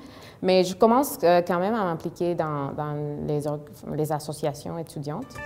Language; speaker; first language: French; non-native, fluent; Spanish